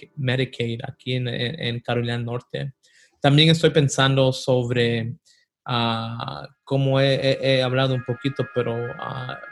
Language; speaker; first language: Spanish; early bilingual, heritage; Spanish